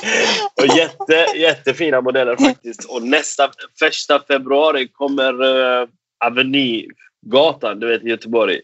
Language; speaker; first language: Swedish; non-native, fluent; Persian